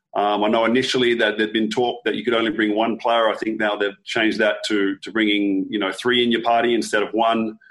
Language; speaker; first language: English; native; English